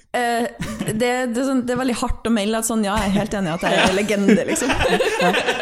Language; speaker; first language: Norwegian; native; Norwegian